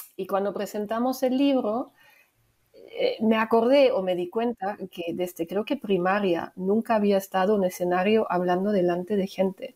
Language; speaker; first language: Spanish; non-native, fluent; German